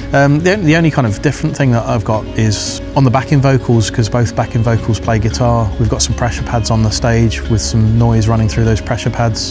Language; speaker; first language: English; native; English